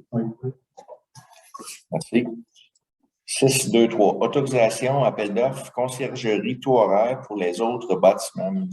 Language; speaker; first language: French; native; French